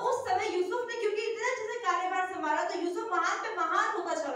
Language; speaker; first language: Hindi; native; Hindi